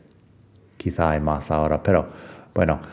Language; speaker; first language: Spanish; non-native, fluent; English